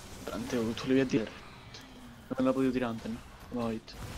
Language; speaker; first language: Spanish; native; Spanish